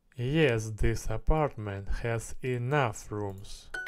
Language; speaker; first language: English; non-native, learner; Russian